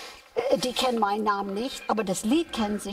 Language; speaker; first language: German; non-native, fluent; English